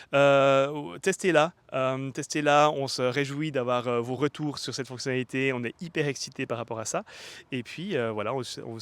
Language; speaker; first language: French; native; French